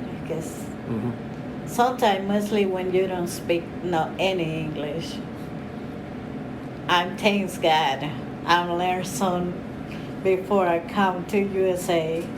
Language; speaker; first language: English; non-native, learner; Spanish